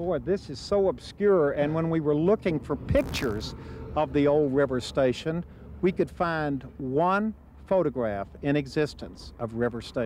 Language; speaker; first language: English; native; English